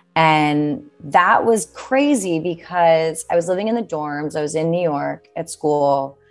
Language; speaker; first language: English; native; English